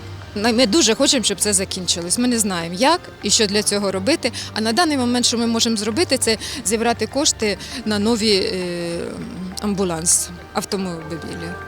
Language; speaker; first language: Ukrainian; non-native, local second language; Russian